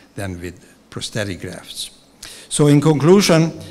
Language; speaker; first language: English; non-native, fluent; Hungarian